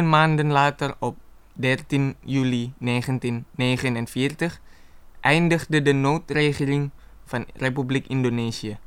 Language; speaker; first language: Dutch; non-native, fluent; Indonesian